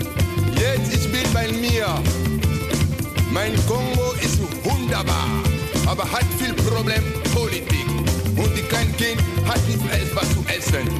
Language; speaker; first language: German; non-native, learner; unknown